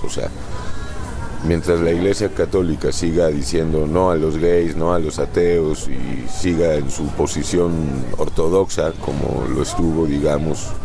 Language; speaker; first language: Spanish; native; Spanish